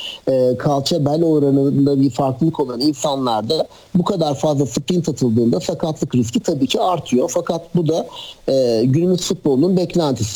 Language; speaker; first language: Turkish; native; Turkish